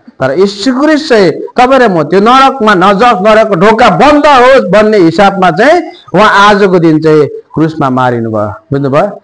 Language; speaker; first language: Nepali; native; Nepali